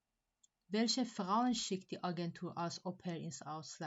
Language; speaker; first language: German; non-native, fluent; Persian